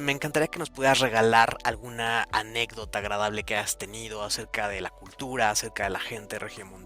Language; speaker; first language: Spanish; native; Spanish